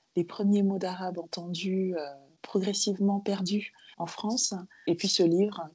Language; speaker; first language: French; native; French